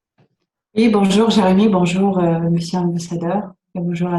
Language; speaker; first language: French; non-native, fluent; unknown